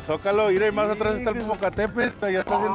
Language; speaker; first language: Spanish; native; Spanish